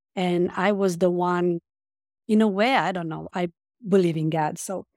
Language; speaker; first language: English; non-native, fluent; Romanian